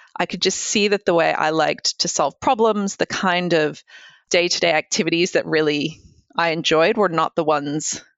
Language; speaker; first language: English; native; English